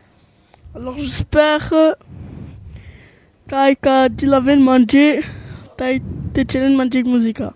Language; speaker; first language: French; early bilingual, other home language; Albanian